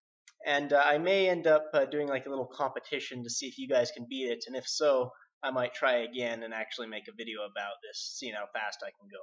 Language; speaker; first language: English; native; English